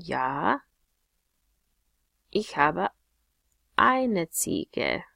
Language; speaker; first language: German; non-native, fluent; English